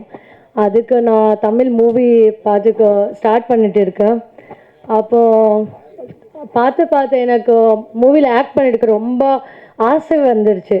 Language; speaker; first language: Tamil; non-native, learner; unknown